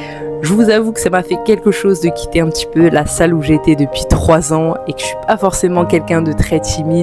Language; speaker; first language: French; native; French